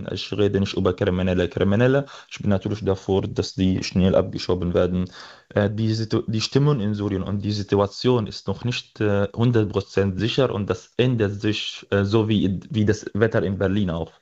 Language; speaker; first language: German; non-native, fluent; Arabic